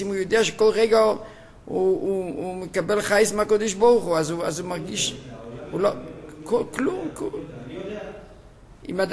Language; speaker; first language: Hebrew; non-native, fluent; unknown